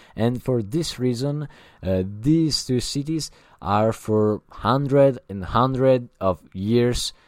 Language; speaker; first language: English; non-native, learner; Italian